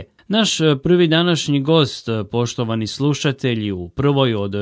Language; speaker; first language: Croatian; native; Croatian